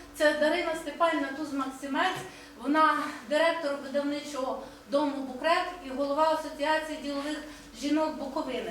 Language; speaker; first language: Ukrainian; native; Ukrainian